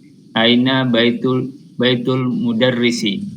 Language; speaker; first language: Arabic; non-native, learner; Indonesian